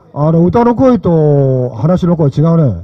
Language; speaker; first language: Japanese; native; Japanese